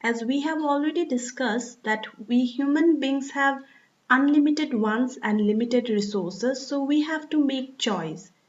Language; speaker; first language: English; non-native, local second language; Assamese